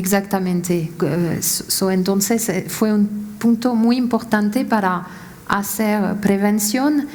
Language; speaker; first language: Spanish; non-native, fluent; French